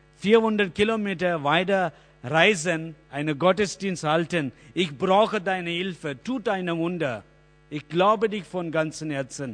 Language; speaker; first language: German; non-native, learner; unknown